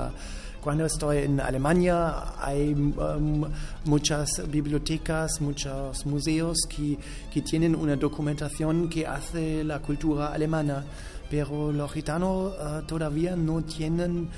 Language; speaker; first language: Spanish; non-native, learner; German